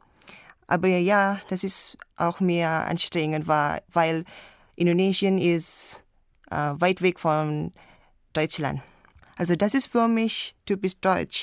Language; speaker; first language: German; non-native, learner; Indonesian